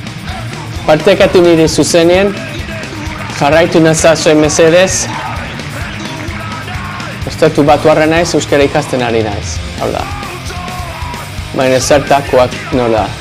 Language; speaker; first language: Basque; non-native, learner; English